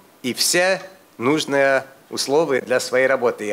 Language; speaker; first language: Russian; non-native, fluent; English